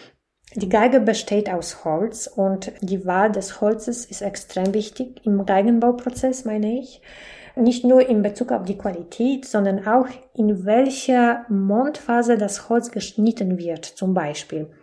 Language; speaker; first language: German; non-native, fluent; Polish